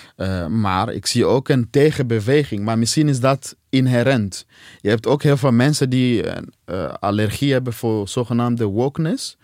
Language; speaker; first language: Dutch; non-native, fluent; Swahili